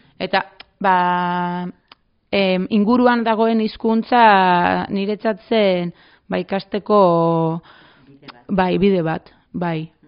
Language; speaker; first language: Basque; non-native, fluent; Greek